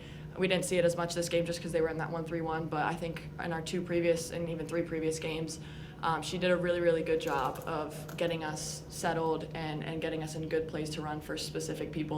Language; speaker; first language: English; native; English